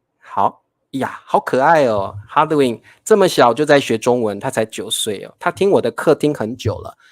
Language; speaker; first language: Chinese; native; Chinese